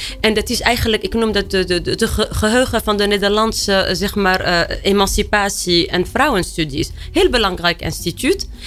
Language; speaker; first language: Dutch; non-native, fluent; Arabic